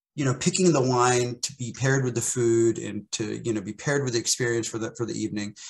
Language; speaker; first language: English; native; English